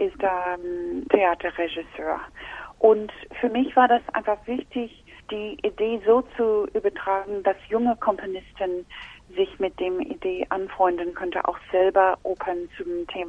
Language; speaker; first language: German; non-native, fluent; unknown